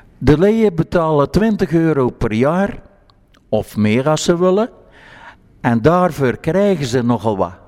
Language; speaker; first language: Dutch; native; Dutch